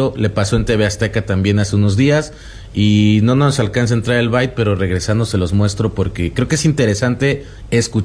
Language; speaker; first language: Spanish; native; Spanish